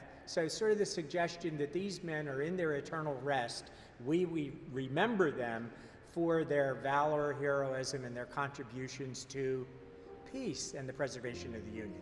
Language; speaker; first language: English; native; English